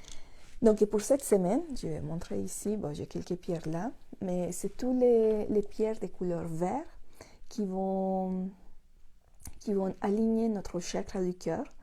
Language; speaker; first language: French; non-native, fluent; Spanish